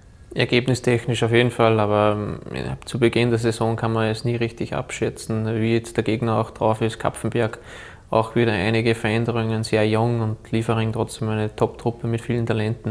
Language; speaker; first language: German; native; German